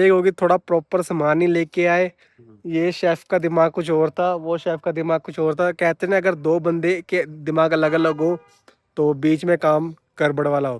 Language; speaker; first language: Hindi; non-native, local second language; Punjabi